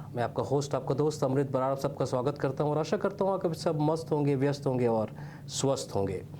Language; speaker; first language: Hindi; non-native, local second language; Punjabi